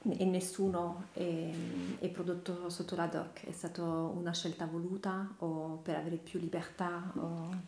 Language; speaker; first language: Italian; non-native, fluent; French